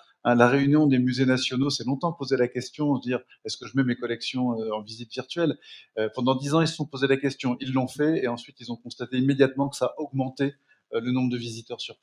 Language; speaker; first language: French; native; French